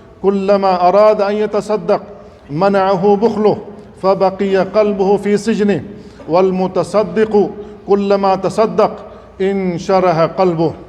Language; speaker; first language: Arabic; non-native, fluent; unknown